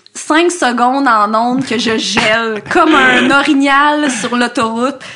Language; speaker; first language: French; native; French